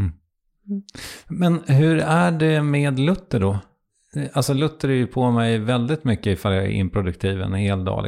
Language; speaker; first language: Swedish; native; Swedish